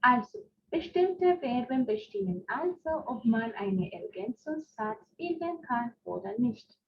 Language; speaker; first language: German; non-native, fluent; Spanish